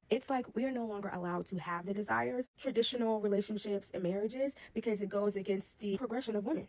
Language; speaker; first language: English; native; English